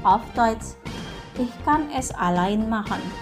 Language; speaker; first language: German; non-native, fluent; Indonesian